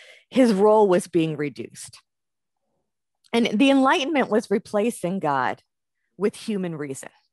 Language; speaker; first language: English; native; English